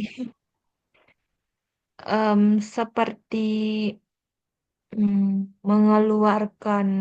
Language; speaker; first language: Indonesian; non-native, learner; Korean